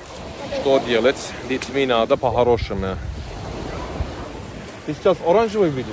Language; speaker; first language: Russian; non-native, learner; Turkish